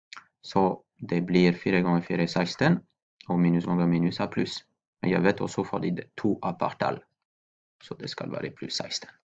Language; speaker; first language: Norwegian; non-native, fluent; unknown